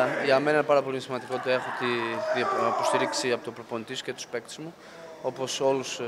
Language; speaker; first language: Greek; non-native, fluent; Portuguese